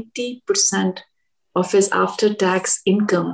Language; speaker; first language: English; non-native, local second language; Hindi